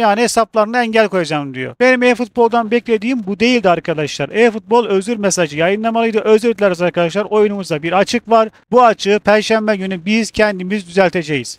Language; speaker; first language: Turkish; native; Turkish